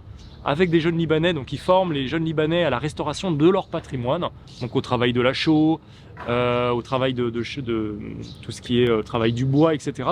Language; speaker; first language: French; native; French